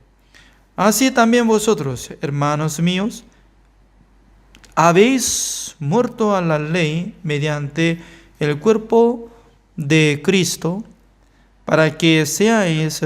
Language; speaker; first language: Spanish; non-native, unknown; Korean